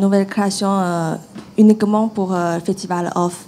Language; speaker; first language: French; non-native, fluent; Chinese